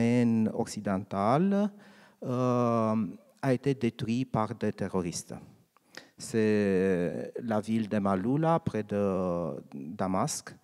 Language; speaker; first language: French; non-native, learner; Romanian